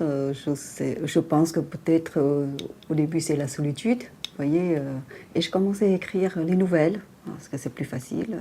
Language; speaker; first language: French; non-native, fluent; Vietnamese